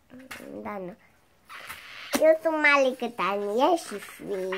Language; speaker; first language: Romanian; early bilingual, heritage; Romanian